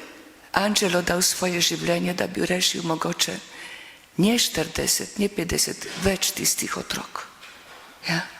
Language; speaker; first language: Slovenian; non-native, fluent; Polish